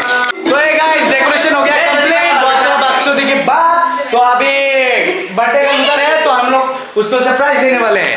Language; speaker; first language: Hindi; non-native, local second language; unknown